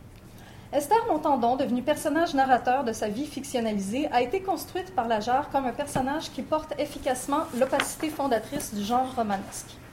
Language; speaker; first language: French; native; French